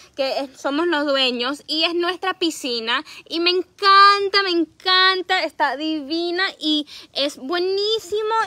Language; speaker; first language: Spanish; early bilingual, heritage; Spanish